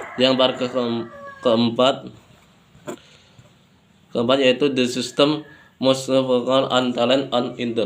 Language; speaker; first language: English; non-native, learner; Indonesian